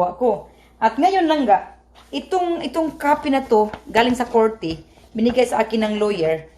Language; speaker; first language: Filipino; non-native, local second language; Cebuano